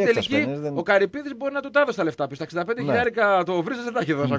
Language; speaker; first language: Greek; native; Greek